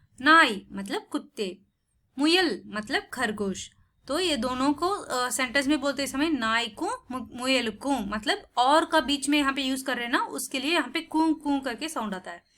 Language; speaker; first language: Hindi; non-native, local second language; Tamil